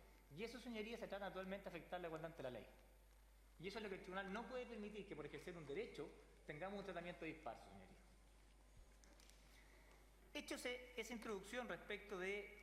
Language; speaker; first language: Spanish; native; Spanish